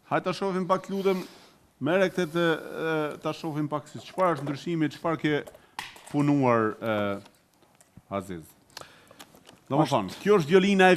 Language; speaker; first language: Albanian; native; Albanian